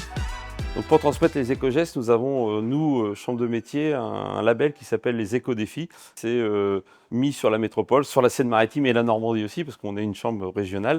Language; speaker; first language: French; native; French